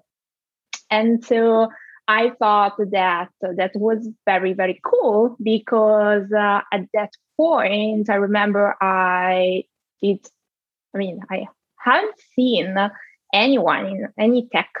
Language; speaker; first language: English; non-native, fluent; Italian